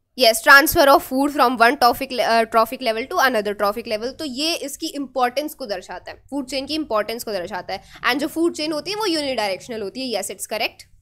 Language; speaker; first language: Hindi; native; Hindi